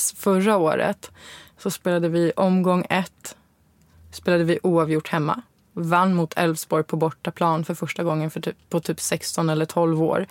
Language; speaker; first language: Swedish; native; Swedish